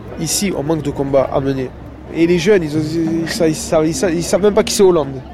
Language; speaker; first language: French; native; French